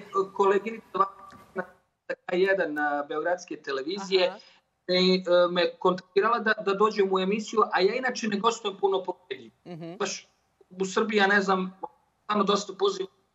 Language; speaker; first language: Serbian; native; Serbian